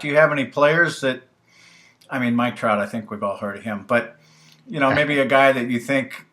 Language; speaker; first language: English; native; English